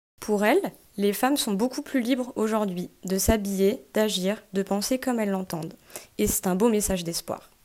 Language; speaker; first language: French; native; French